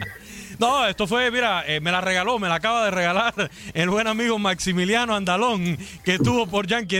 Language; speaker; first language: Spanish; native; Spanish